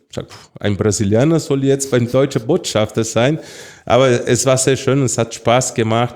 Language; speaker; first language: German; non-native, fluent; Portuguese